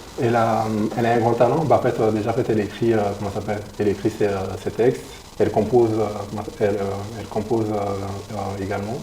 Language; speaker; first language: French; native; French